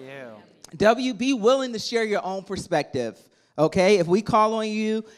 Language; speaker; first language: English; native; English